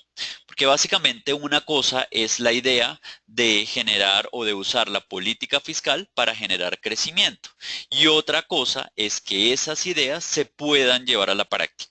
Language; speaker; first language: Spanish; native; Spanish